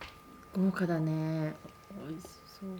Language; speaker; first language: Japanese; native; Japanese